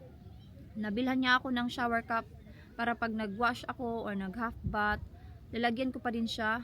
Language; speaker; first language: Filipino; native; Filipino